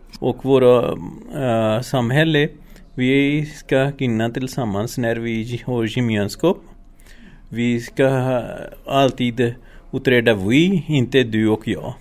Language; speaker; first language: Swedish; non-native, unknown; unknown